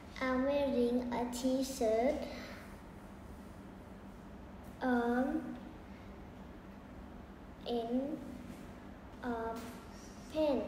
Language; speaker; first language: English; non-native, learner; Vietnamese